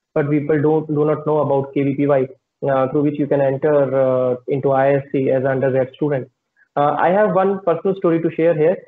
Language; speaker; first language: English; non-native, local second language; Punjabi